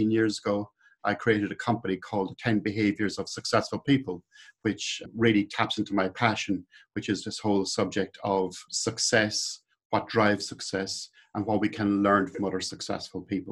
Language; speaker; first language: English; native; English